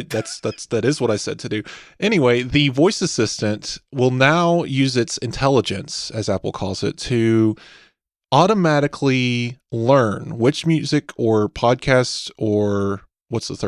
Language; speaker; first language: English; native; English